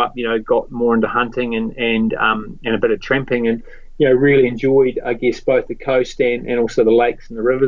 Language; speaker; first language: English; native; English